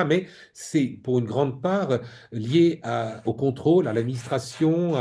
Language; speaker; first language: French; native; French